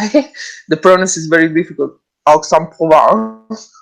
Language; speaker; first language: English; non-native, learner; Italian